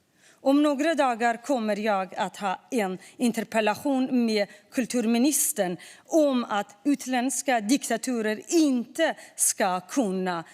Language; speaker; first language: Swedish; non-native, fluent; Kurdish